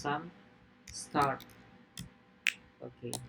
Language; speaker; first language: English; non-native, learner; Indonesian